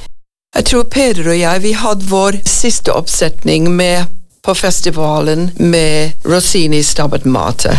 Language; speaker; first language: Norwegian; non-native, fluent; English